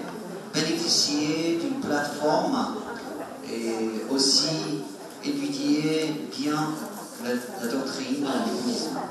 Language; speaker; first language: French; non-native, fluent; Chinese